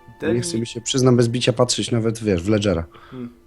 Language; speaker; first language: Polish; native; Polish